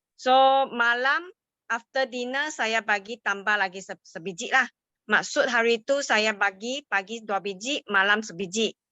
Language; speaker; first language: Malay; non-native, local second language; Chinese